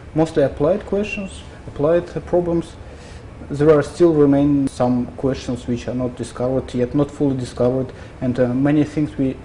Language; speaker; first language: English; non-native, fluent; Russian